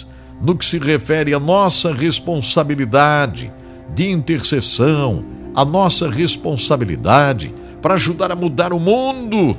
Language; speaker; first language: Portuguese; native; Portuguese